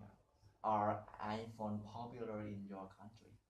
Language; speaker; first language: English; non-native, learner; Vietnamese